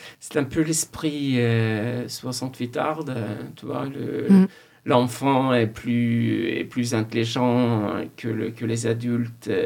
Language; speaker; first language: French; non-native, fluent; Norwegian